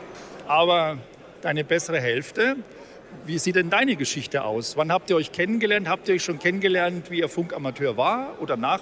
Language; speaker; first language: German; native; German